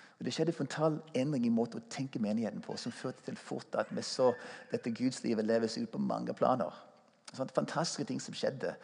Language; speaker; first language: Norwegian; non-native, fluent; English